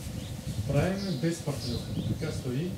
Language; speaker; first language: Bulgarian; non-native, learner; Russian